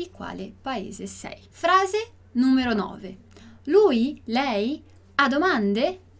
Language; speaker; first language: Italian; non-native, fluent; Portuguese